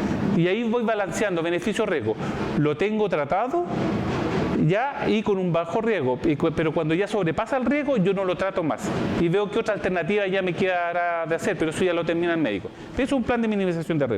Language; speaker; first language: Spanish; native; Spanish